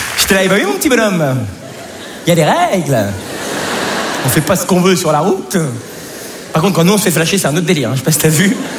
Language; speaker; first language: French; native; French